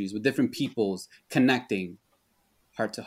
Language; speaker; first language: English; early bilingual, other home language; Spanish